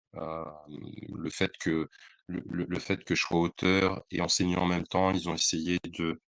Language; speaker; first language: French; native; French